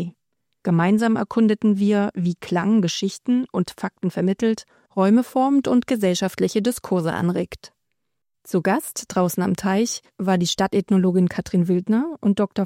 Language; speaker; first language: German; native; German